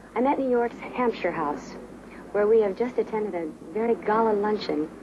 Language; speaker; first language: English; native; English